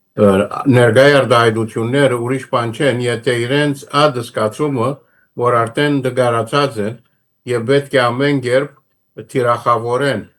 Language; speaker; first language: Armenian; early bilingual, heritage; Armenian